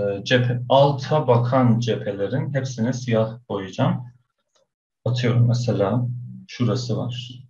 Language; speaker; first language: Turkish; non-native, fluent; Persian